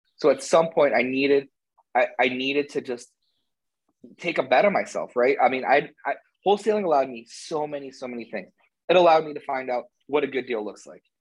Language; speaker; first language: English; native; English